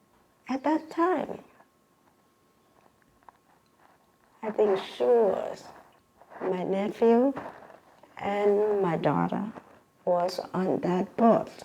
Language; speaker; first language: English; non-native, learner; Vietnamese